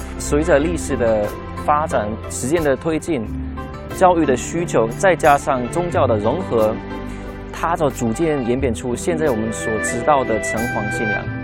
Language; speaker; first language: Chinese; non-native, fluent; German